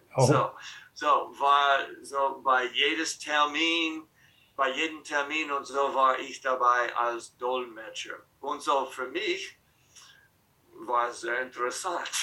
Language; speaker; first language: German; non-native, fluent; English